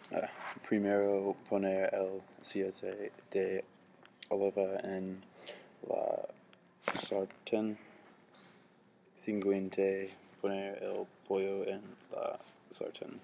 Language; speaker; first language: Spanish; non-native, learner; English